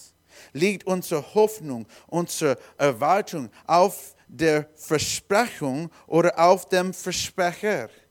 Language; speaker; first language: German; non-native, learner; English